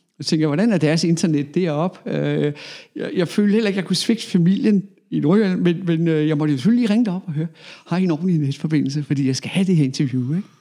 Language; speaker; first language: Danish; native; Danish